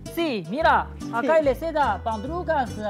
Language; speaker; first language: Spanish; non-native, learner; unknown